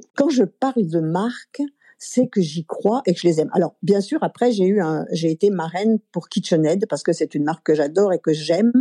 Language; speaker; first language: French; native; French